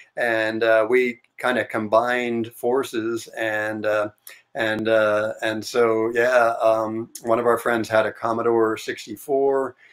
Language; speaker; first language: English; native; English